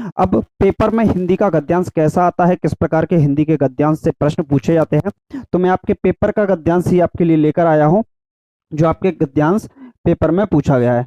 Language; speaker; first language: Hindi; native; Hindi